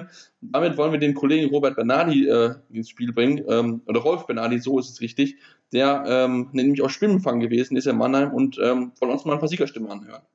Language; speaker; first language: German; native; German